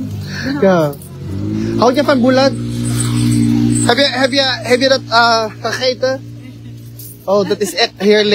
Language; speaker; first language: Dutch; non-native, learner; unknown